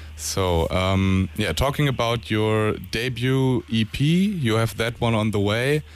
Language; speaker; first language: English; non-native, fluent; German